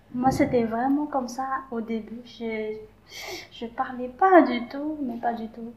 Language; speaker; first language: French; non-native, local second language; Malagasy